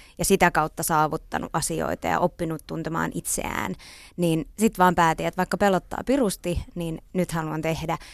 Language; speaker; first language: Finnish; non-native, local second language; Swedish